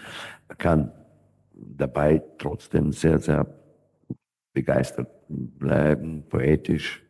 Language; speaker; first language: German; non-native, fluent; Russian